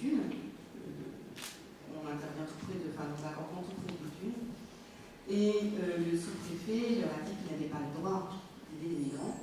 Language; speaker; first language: French; native; French